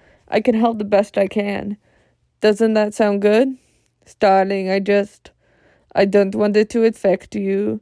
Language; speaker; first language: English; native; English